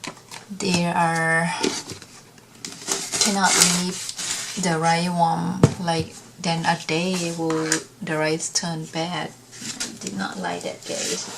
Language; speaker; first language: English; non-native, learner; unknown